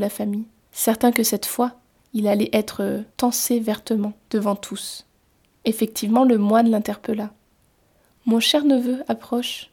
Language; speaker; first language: French; native; French